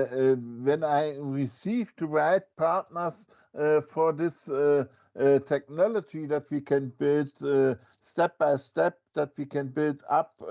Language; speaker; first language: English; non-native, fluent; German